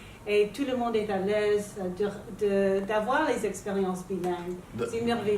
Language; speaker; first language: French; non-native, local second language; English